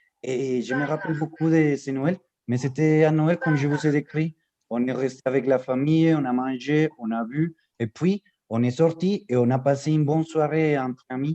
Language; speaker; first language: French; non-native, fluent; Spanish